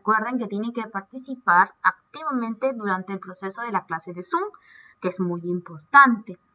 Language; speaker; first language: Spanish; native; Spanish